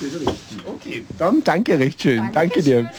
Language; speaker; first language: German; native; German